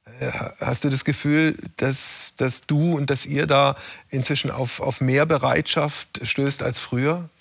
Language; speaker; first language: German; native; German